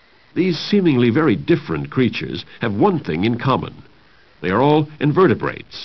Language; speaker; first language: English; native; English